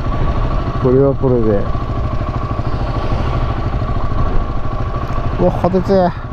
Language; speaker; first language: Japanese; native; Japanese